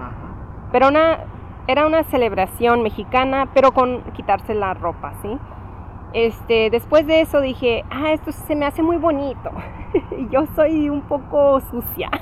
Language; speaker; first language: Spanish; early bilingual, heritage; English